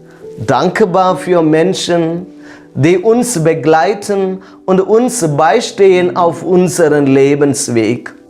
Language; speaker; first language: German; non-native, fluent; Malayalam